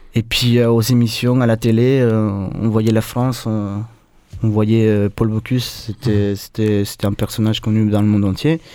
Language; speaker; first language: French; non-native, fluent; Spanish